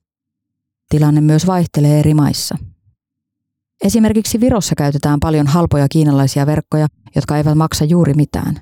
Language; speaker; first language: Finnish; native; Finnish